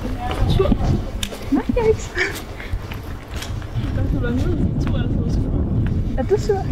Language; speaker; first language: Danish; native; Danish